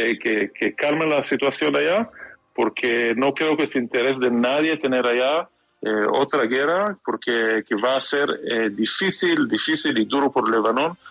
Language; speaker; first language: Spanish; non-native, fluent; Hebrew